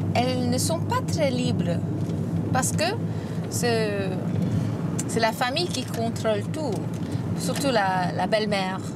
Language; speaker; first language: French; non-native, fluent; English